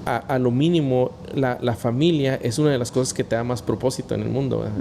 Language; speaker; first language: Spanish; early bilingual, other home language; English